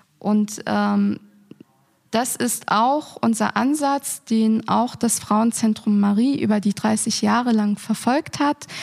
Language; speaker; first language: German; native; German